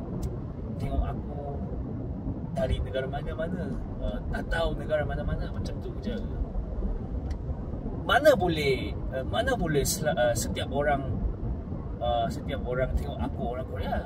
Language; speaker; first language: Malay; non-native, fluent; Korean